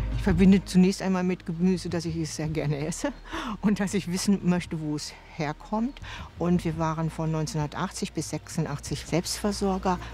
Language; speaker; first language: German; native; German